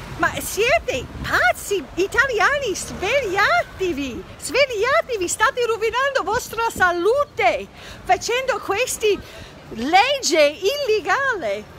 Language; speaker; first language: Italian; non-native, learner; English